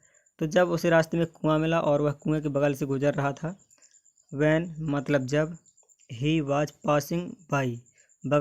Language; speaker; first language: Hindi; native; Hindi